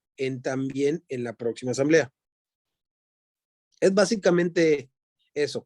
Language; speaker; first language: Spanish; native; Spanish